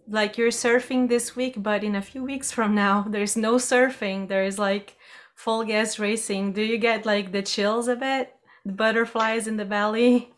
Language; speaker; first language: English; non-native, fluent; Portuguese